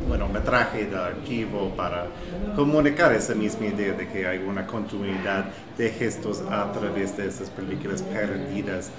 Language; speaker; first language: Spanish; non-native, fluent; English